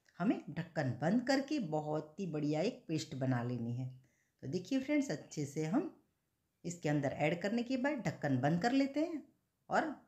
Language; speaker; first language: Hindi; non-native, local second language; Gujarati